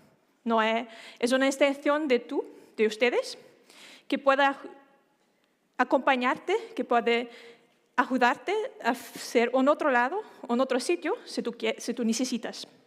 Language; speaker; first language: Spanish; non-native, fluent; Danish